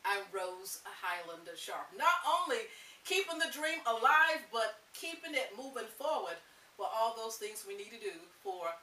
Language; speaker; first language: English; native; English